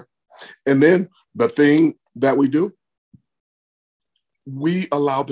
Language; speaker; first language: English; native; English